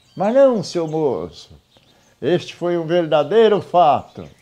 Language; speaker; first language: Portuguese; native; Portuguese